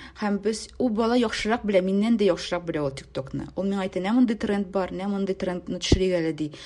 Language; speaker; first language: Tatar; native; Tatar